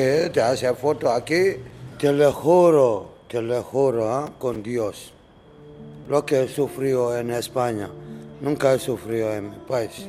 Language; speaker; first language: Spanish; non-native, learner; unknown